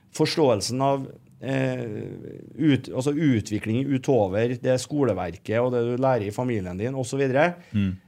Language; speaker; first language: Norwegian; native; Norwegian